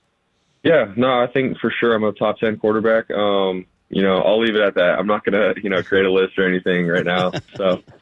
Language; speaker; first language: English; native; English